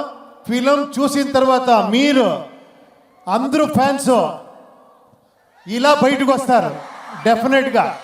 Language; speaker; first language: Telugu; non-native, local second language; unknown